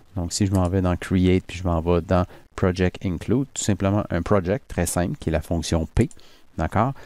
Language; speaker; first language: French; native; French